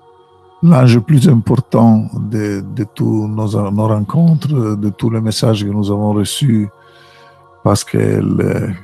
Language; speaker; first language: French; non-native, fluent; Italian